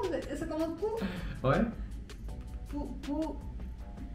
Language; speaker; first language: French; non-native, learner; Finnish